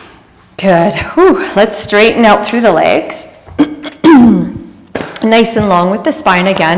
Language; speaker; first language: English; native; English